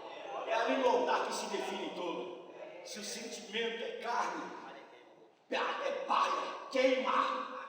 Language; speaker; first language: Portuguese; native; Portuguese